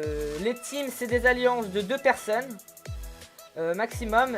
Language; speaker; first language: French; native; French